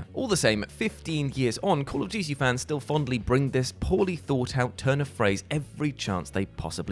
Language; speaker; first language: English; native; English